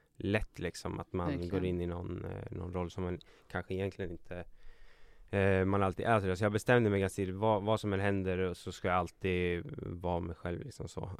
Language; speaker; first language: Swedish; native; Swedish